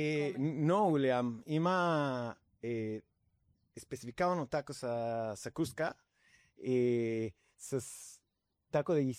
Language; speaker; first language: Bulgarian; non-native, learner; Spanish